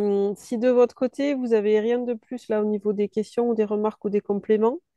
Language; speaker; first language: French; native; French